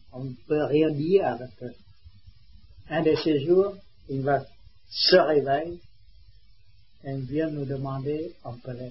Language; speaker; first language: French; non-native, learner; Vietnamese